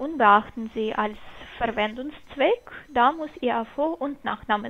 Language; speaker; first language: German; non-native, fluent; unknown